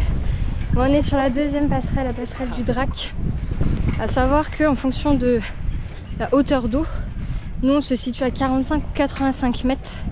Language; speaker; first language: French; native; French